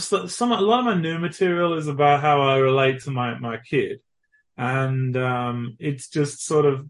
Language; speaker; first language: English; native; English